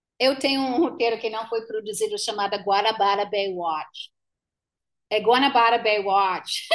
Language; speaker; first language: Portuguese; non-native, fluent; English